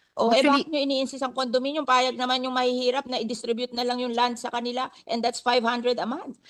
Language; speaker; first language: Filipino; native; Filipino